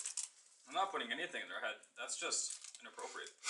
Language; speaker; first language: English; native; English